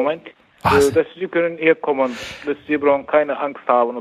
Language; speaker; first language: German; non-native, learner; Turkish